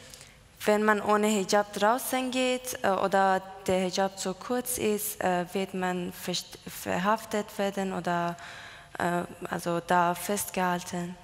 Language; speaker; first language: German; non-native, learner; Persian